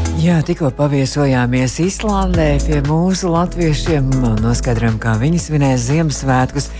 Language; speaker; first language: Latvian; native; Latvian